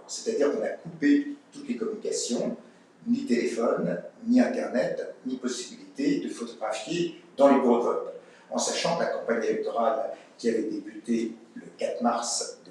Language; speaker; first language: French; native; French